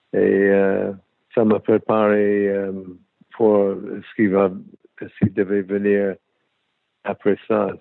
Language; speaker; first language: French; non-native, fluent; English